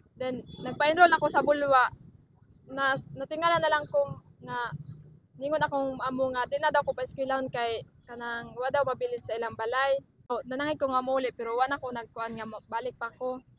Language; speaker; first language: Cebuano; non-native, local second language; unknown